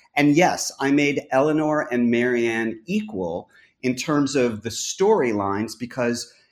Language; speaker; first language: English; native; English